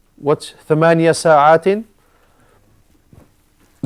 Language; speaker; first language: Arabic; non-native, fluent; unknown